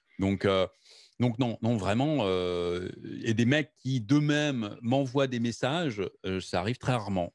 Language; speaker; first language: French; native; French